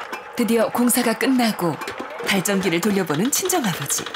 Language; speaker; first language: Korean; native; Korean